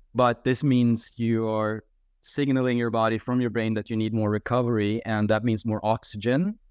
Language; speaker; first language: English; non-native, fluent; Swedish